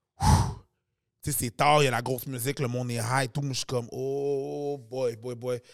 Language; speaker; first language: French; native; French